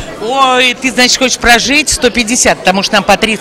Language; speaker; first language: Russian; native; Russian